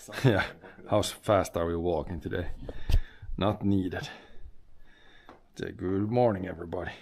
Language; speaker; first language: English; non-native, fluent; Swedish